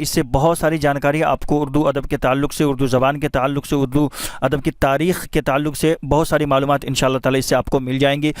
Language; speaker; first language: Urdu; native; Urdu